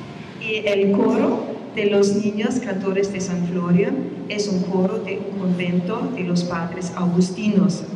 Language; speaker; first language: Spanish; non-native, fluent; German